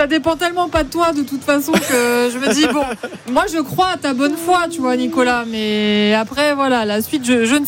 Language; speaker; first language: French; native; French